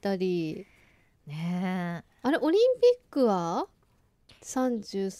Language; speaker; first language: Japanese; native; Japanese